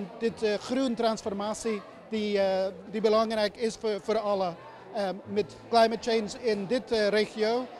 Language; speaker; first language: Dutch; non-native, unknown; English